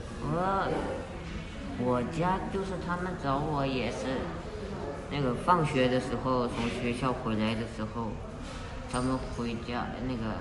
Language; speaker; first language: Chinese; non-native, local second language; Uyghur